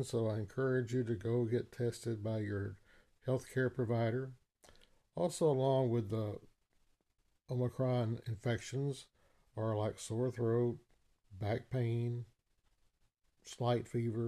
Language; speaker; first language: English; native; English